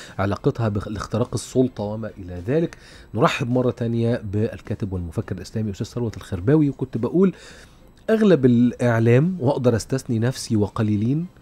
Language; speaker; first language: Arabic; native; Arabic